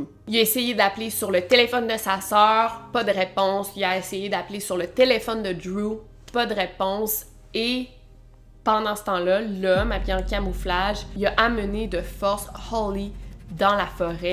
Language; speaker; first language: French; native; French